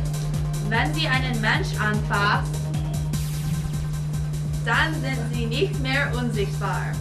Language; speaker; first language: German; non-native, learner; English